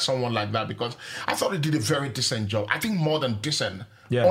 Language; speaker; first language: English; non-native, local second language; Yoruba